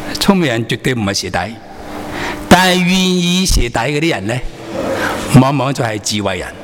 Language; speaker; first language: Chinese; non-native, local second language; Cantonese